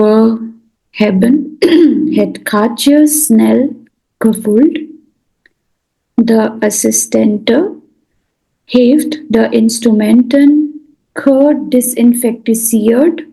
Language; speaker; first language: Dutch; non-native, learner; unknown